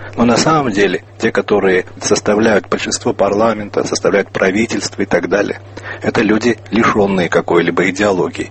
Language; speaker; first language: Russian; non-native, local second language; Armenian